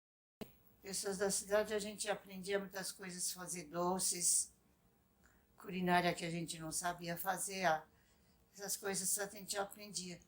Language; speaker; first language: Portuguese; non-native, local second language; Japanese